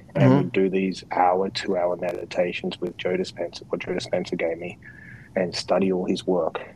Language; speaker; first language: English; native; English